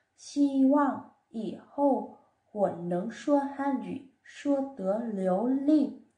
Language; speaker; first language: Chinese; non-native, fluent; Vietnamese